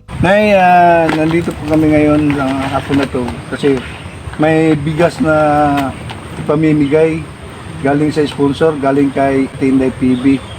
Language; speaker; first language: Filipino; non-native, local second language; Cebuano